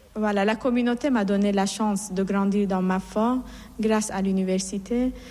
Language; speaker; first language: French; non-native, fluent; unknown